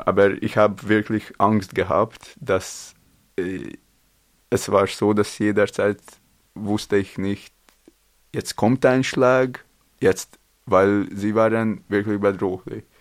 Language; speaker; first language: German; non-native, learner; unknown